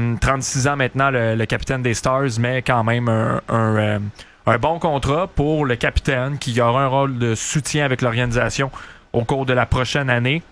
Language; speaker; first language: French; native; French